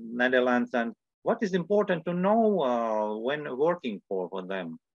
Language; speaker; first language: English; non-native, fluent; Latvian